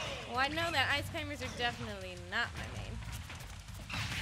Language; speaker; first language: English; early bilingual, other home language; Spanish